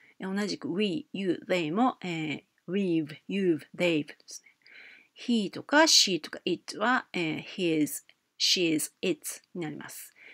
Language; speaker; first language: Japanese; native; Japanese